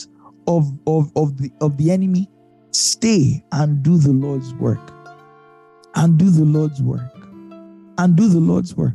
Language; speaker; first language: English; native; English